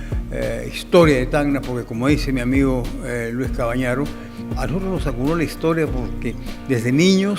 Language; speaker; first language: Spanish; native; Spanish